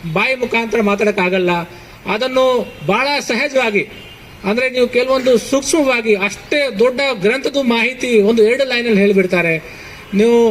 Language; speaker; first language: Kannada; non-native, fluent; Hindi